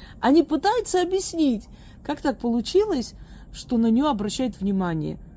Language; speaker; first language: Russian; native; Russian